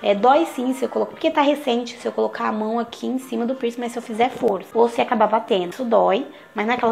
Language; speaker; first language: Portuguese; native; Portuguese